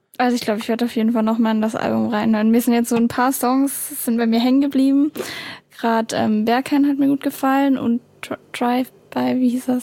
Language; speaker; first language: German; native; German